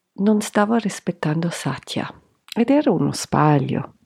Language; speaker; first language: Italian; non-native, fluent; English